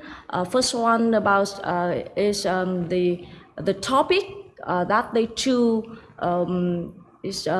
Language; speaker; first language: English; non-native, fluent; Vietnamese